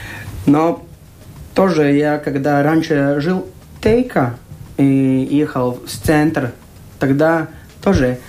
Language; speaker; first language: Russian; non-native, local second language; Latvian